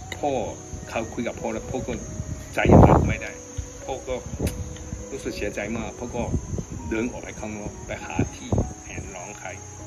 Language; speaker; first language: Thai; non-native, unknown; Chinese